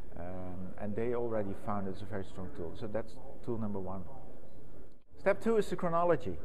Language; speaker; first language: English; non-native, fluent; Dutch